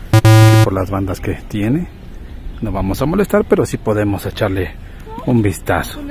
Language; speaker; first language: Spanish; native; Spanish